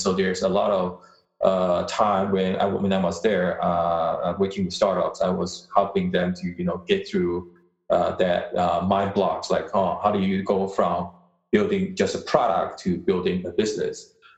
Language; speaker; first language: English; non-native, local second language; Chinese